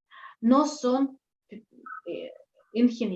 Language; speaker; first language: Spanish; non-native, learner; Russian